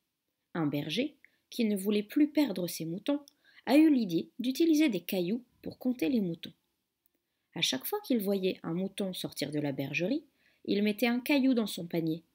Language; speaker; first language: French; native; French